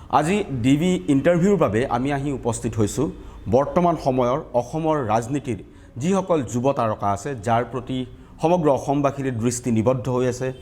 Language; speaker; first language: Assamese; native; Assamese